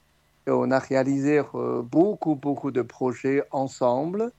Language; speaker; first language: French; non-native, fluent; Chinese